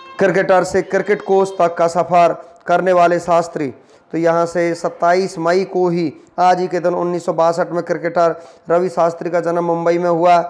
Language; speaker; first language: Hindi; native; Hindi